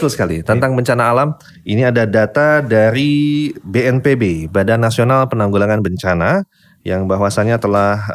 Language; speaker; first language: Indonesian; native; Indonesian